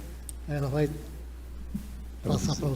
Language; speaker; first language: Portuguese; non-native, local second language; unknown